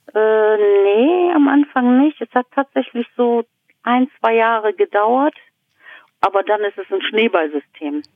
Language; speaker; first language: German; native; German